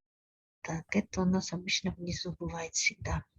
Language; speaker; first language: Russian; non-native, local second language; Kyrgyz